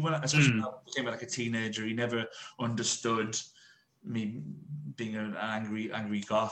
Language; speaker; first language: English; native; English